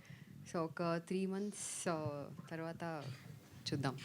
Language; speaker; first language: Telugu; non-native, fluent; Tamil